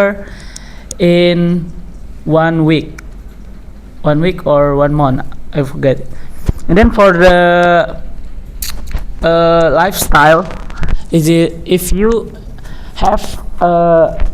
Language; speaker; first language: English; non-native, learner; Indonesian